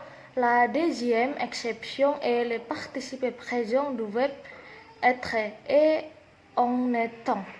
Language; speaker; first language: French; non-native, learner; Indonesian